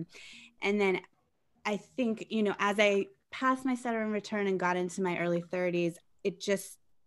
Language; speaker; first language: English; native; English